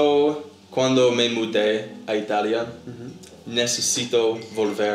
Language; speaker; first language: Spanish; non-native, learner; English